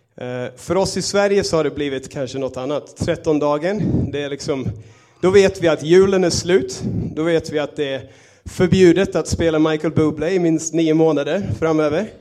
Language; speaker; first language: Swedish; native; Swedish